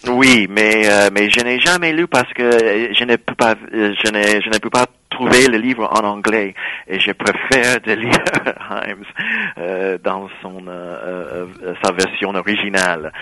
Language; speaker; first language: French; non-native, fluent; English